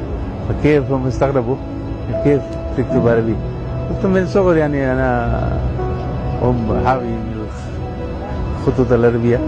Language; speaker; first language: Arabic; non-native, fluent; Urdu